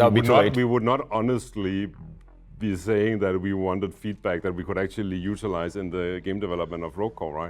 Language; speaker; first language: English; non-native, fluent; Danish